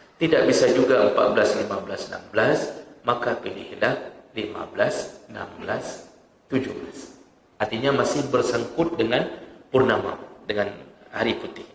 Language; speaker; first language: Malay; non-native, local second language; Achinese